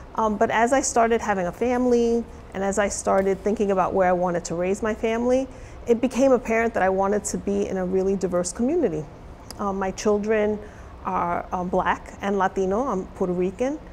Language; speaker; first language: English; native; English